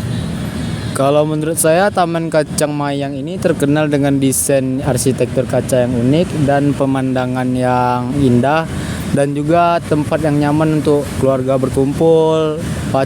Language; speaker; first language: Indonesian; native; Indonesian